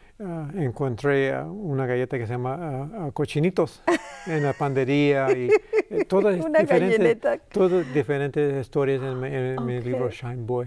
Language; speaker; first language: Spanish; early bilingual, heritage; English